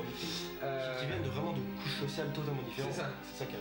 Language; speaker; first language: French; native; French